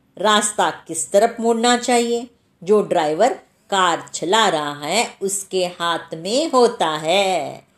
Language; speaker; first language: Hindi; non-native, local second language; Marathi